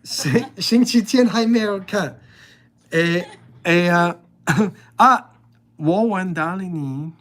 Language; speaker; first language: Chinese; non-native, learner; English